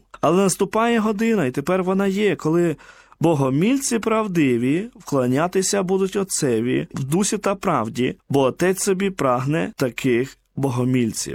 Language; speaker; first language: Ukrainian; native; Ukrainian